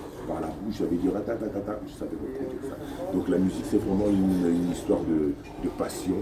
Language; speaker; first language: French; non-native, local second language; Lingala